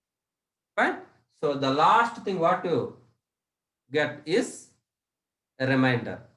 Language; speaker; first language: English; non-native, local second language; Telugu